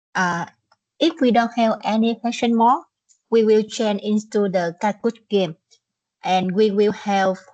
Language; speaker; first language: English; non-native, learner; Vietnamese